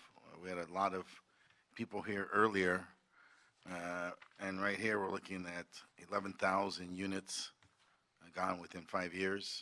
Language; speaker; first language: English; native; English